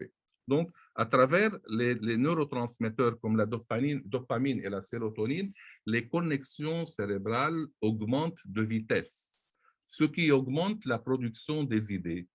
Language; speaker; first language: French; non-native, local second language; Arabic